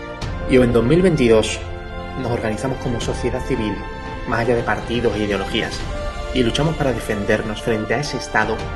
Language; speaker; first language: Spanish; native; Spanish